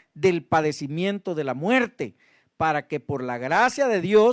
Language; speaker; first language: Spanish; native; Spanish